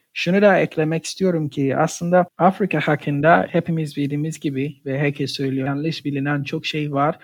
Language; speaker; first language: Turkish; non-native, fluent; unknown